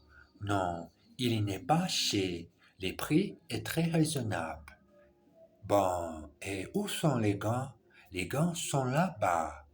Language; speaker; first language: French; non-native, learner; English